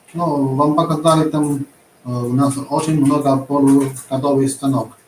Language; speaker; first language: Russian; non-native, learner; Chinese